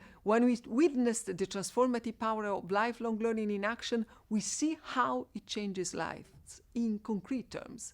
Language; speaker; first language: English; non-native, fluent; Italian